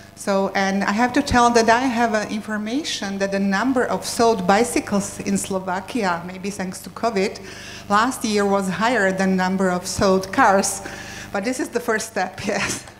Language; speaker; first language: English; non-native, fluent; Slovak